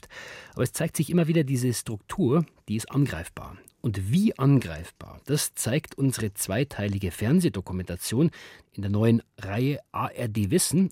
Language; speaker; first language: German; native; German